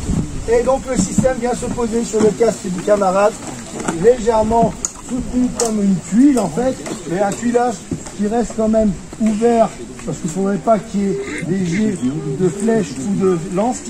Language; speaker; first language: French; native; French